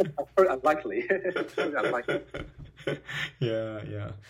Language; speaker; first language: English; non-native, fluent; Min Nan Chinese